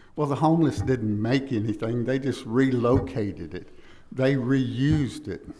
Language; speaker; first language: English; native; English